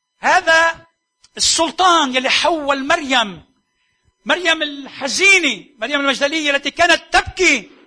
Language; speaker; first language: Arabic; native; Arabic